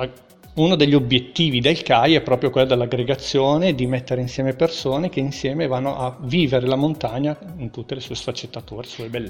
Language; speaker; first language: Italian; native; Italian